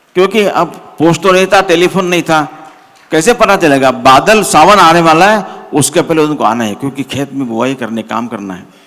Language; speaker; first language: Hindi; non-native, local second language; Marathi